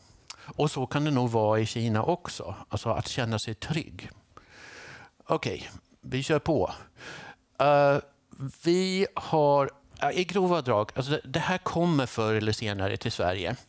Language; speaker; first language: Swedish; native; Swedish